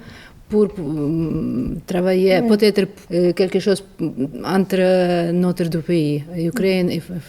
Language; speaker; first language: French; non-native, fluent; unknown